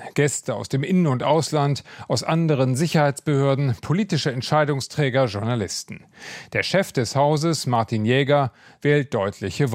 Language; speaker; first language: German; native; German